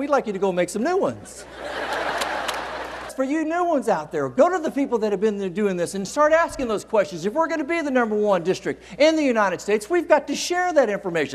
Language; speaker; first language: English; native; English